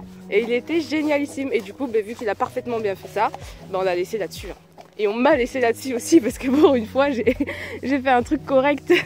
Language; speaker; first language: French; native; French